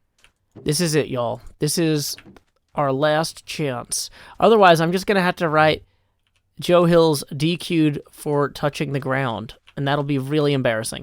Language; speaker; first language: English; native; English